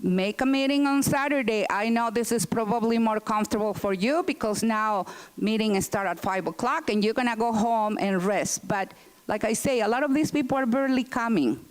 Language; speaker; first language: English; non-native, fluent; Spanish